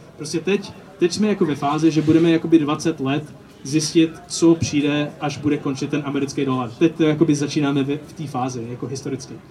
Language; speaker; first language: Czech; early bilingual, heritage; Czech